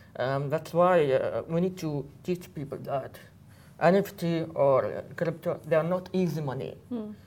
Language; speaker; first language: English; non-native, fluent; Arabic